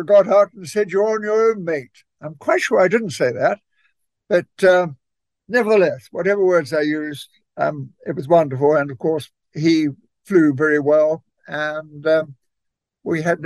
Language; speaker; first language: English; native; English